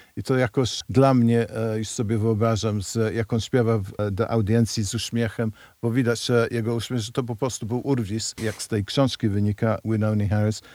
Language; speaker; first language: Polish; non-native, fluent; English